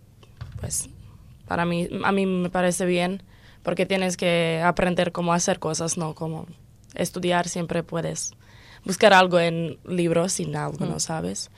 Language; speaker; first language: Spanish; non-native, learner; Croatian